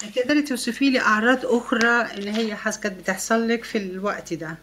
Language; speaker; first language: Swedish; non-native, fluent; Arabic